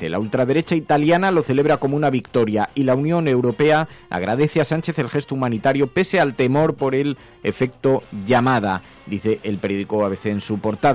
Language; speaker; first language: Spanish; native; Spanish